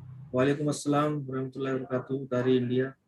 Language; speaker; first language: Indonesian; non-native, fluent; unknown